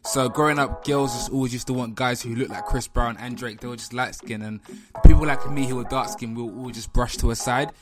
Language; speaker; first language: English; native; English